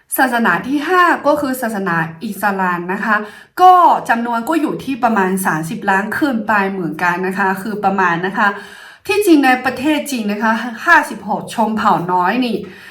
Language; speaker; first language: Thai; non-native, fluent; Chinese